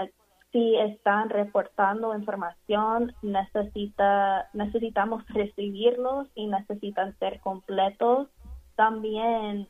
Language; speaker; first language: Spanish; non-native, fluent; English